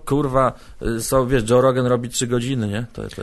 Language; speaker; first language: Polish; native; Polish